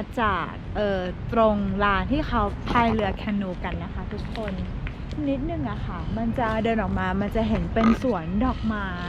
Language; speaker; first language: Thai; native; Thai